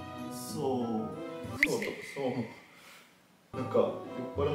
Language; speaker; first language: Japanese; non-native, learner; English